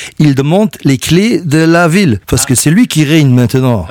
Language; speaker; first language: French; non-native, local second language; Luxembourgish